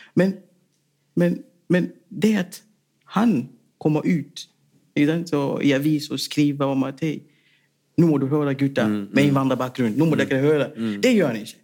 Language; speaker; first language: Norwegian; non-native, fluent; Swahili